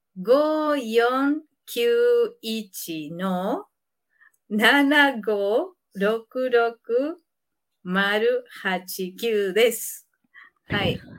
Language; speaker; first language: Japanese; non-native, fluent; Spanish